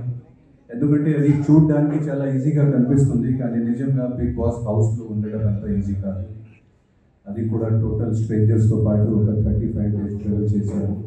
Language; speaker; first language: Telugu; non-native, fluent; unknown